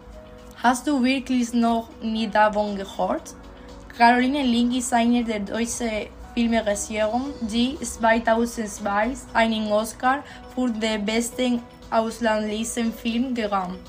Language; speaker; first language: German; non-native, learner; Spanish